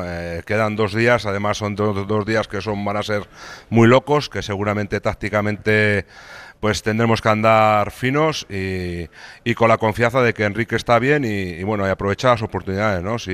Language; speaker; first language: Spanish; native; Spanish